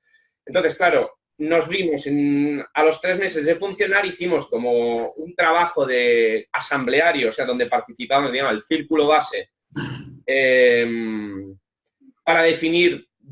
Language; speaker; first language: Spanish; native; Spanish